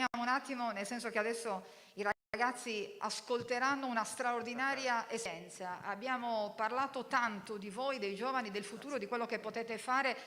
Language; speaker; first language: Italian; native; Italian